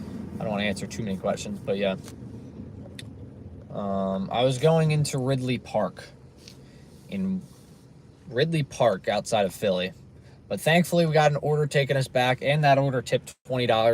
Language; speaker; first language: English; native; English